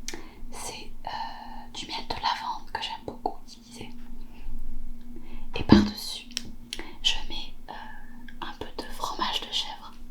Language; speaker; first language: French; native; French